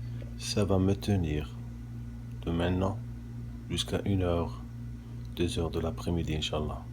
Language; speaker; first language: French; non-native, local second language; Arabic